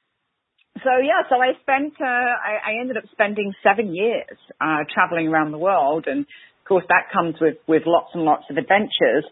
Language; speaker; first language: English; native; English